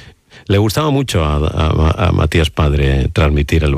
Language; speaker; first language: Spanish; native; Spanish